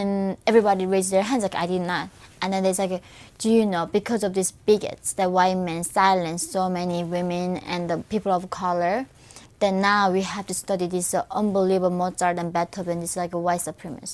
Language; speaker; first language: English; non-native, fluent; Korean